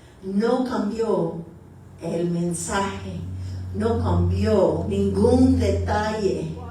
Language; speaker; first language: Spanish; early bilingual, heritage; Spanish